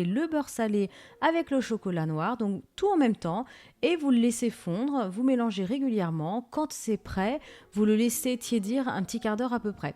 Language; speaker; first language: French; native; French